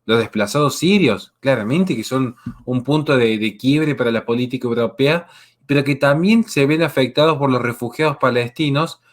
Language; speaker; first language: Spanish; native; Spanish